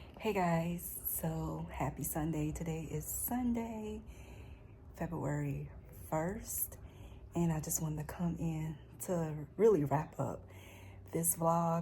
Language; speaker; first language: English; native; English